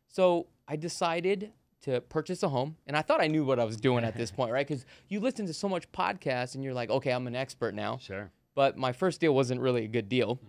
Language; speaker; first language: English; native; English